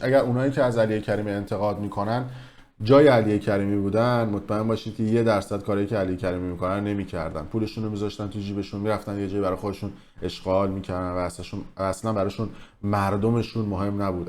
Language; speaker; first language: Persian; native; Persian